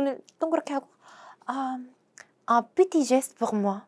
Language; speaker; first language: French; non-native, fluent; Korean